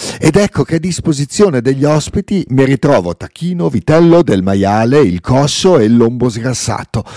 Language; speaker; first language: Italian; non-native, local second language; Ladin